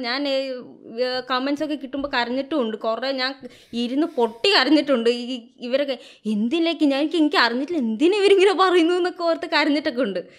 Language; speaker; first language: Malayalam; early bilingual, heritage; Malayalam